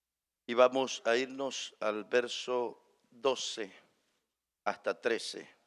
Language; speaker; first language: Spanish; native; Spanish